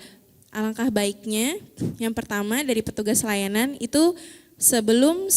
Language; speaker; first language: Indonesian; native; Indonesian